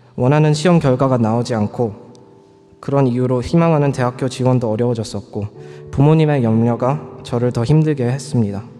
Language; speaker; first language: Korean; early bilingual, other home language; English